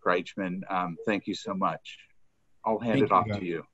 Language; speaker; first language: English; native; English